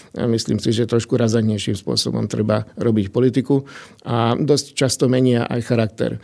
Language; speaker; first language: Slovak; non-native, local second language; Hungarian